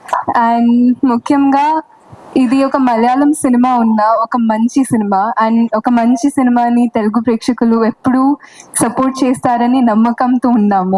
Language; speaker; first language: Telugu; non-native, fluent; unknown